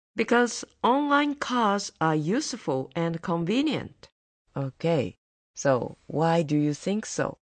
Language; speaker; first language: English; non-native, fluent; Japanese